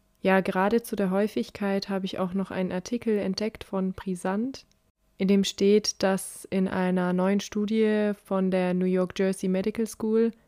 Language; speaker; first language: German; native; German